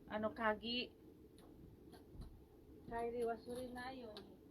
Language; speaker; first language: Japanese; non-native, fluent; Filipino